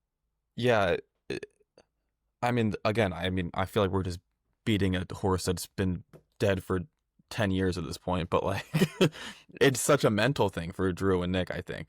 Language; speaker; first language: English; native; English